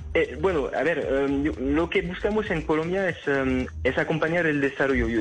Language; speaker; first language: Spanish; non-native, fluent; French